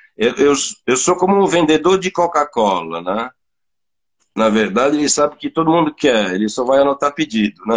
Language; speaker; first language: Portuguese; non-native, fluent; French